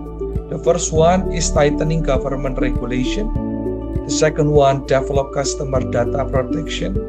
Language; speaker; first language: English; non-native, learner; Indonesian